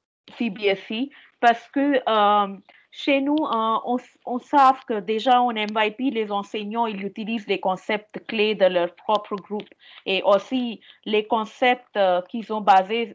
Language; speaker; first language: French; non-native, fluent; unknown